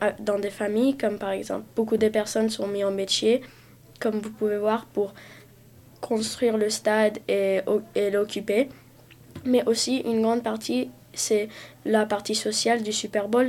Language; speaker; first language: French; early bilingual, heritage; French